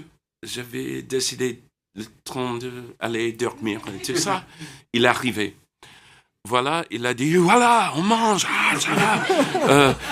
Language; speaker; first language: French; non-native, learner; English